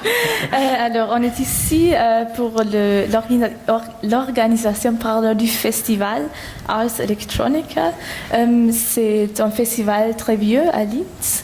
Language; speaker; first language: French; non-native, fluent; German